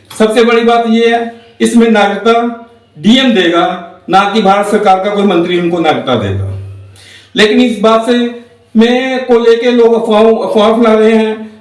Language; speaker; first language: Hindi; native; Hindi